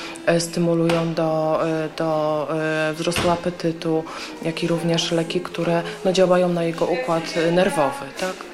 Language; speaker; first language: Polish; native; Polish